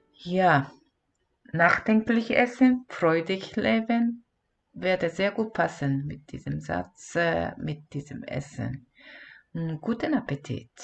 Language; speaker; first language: German; non-native, learner; Korean